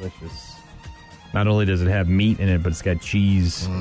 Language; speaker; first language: English; native; English